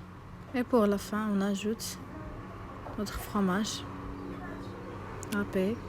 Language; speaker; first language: French; non-native, local second language; Arabic